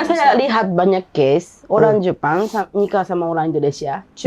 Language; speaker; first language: Indonesian; non-native, learner; Japanese